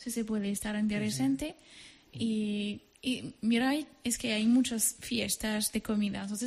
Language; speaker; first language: Spanish; non-native, learner; French